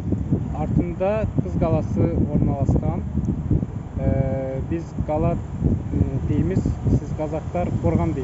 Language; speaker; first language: Kazakh; non-native, fluent; Azerbaijani